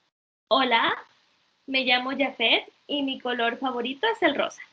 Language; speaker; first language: Spanish; non-native, learner; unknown